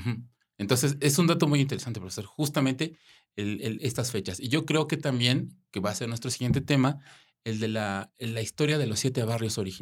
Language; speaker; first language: Spanish; native; Spanish